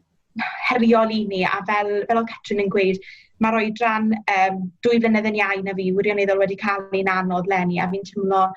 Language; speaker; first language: Welsh; native; Welsh